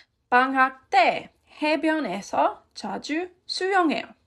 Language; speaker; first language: Korean; non-native, fluent; English